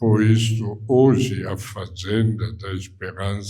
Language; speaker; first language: Portuguese; non-native, fluent; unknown